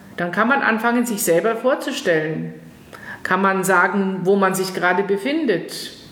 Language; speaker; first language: German; native; German